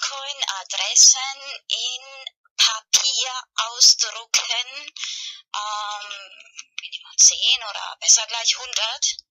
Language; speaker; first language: German; non-native, fluent; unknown